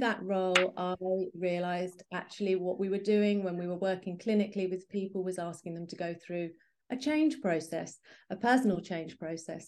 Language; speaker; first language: English; native; English